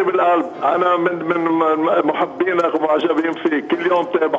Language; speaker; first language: Arabic; native; Arabic